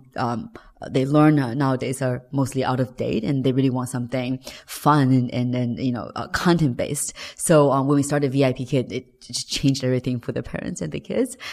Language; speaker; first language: English; non-native, fluent; Chinese